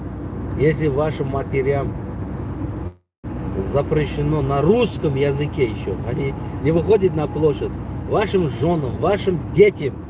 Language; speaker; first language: Russian; non-native, local second language; Tajik